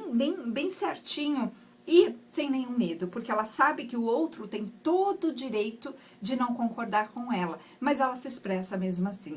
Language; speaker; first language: Portuguese; native; Portuguese